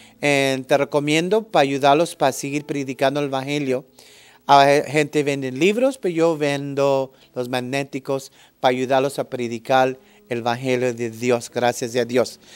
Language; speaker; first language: Spanish; early bilingual, heritage; English